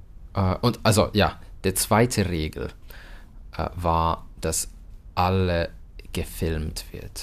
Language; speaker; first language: German; non-native, fluent; Finnish